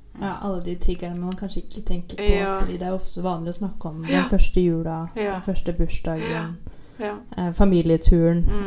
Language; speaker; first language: Norwegian; native; Norwegian